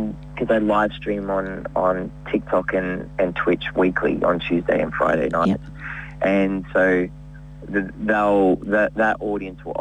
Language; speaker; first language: English; native; English